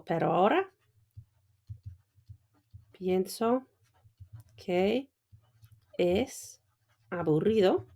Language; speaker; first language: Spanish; non-native, fluent; English